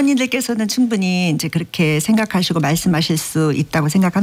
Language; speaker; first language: Korean; native; Korean